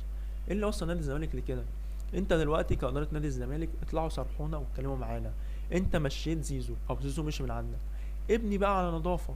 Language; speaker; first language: Arabic; native; Arabic